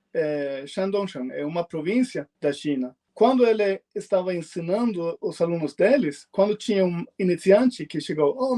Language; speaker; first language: Portuguese; non-native, fluent; Swedish